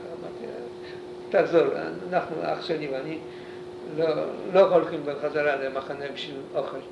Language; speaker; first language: Hebrew; non-native, fluent; Polish